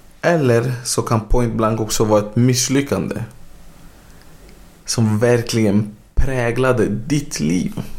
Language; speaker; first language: Swedish; early bilingual, other home language; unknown